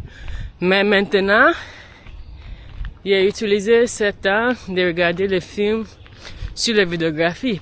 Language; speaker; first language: French; non-native, learner; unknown